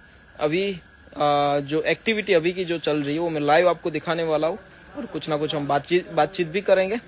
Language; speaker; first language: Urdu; non-native, local second language; Gujarati